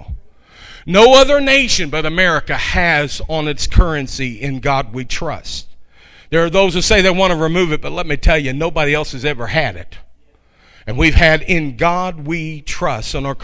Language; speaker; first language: English; native; English